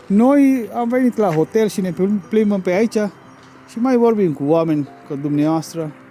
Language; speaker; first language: Romanian; non-native, learner; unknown